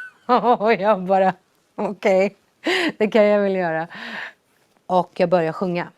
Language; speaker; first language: Swedish; early bilingual, other home language; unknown